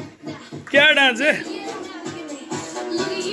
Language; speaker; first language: Hindi; non-native, local second language; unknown